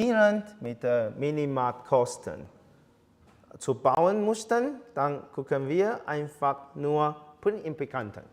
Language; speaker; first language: German; non-native, learner; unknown